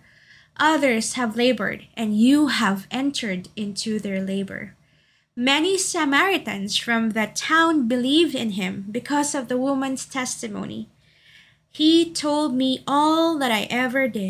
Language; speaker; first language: English; non-native, local second language; Cebuano